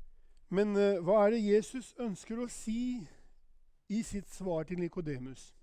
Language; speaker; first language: Norwegian; non-native, fluent; Albanian